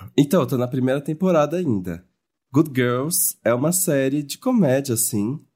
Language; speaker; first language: Portuguese; native; Portuguese